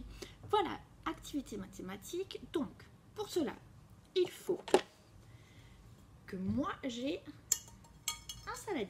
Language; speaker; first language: French; native; French